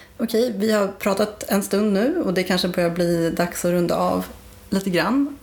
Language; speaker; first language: Swedish; native; Swedish